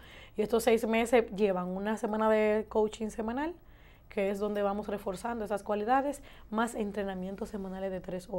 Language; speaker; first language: Spanish; native; Spanish